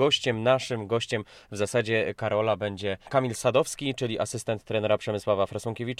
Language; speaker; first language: Polish; native; Polish